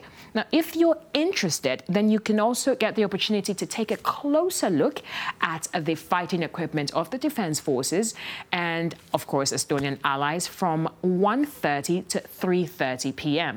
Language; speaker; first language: English; non-native, local second language; Akan